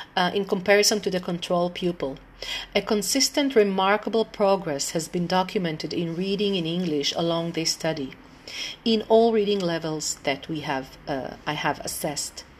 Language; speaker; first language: English; non-native, fluent; Hebrew